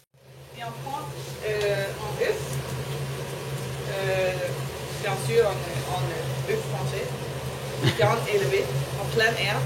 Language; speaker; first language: French; non-native, learner; Danish